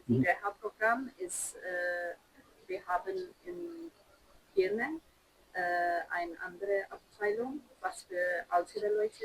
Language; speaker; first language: German; non-native, fluent; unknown